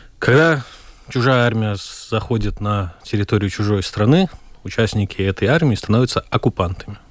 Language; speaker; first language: Russian; native; Russian